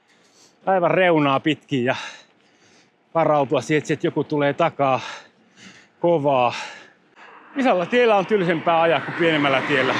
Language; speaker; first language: Finnish; native; Finnish